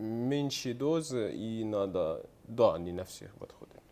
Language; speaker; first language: Russian; non-native, learner; Arabic